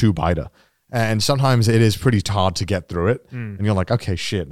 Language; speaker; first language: English; native; English